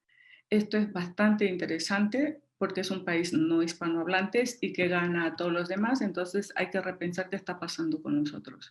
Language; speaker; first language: Spanish; native; Spanish